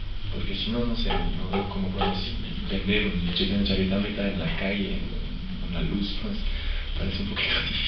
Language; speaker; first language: Spanish; non-native, fluent; French